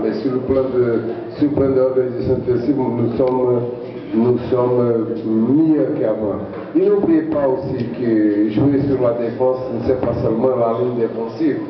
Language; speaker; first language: French; non-native, fluent; Portuguese